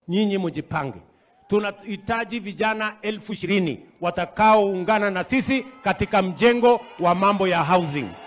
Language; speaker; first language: Swahili; non-native, local second language; Kalenjin